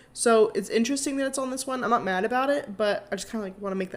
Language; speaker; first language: English; native; English